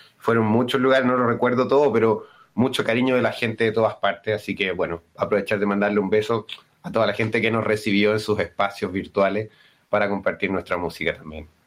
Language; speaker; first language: Spanish; native; Spanish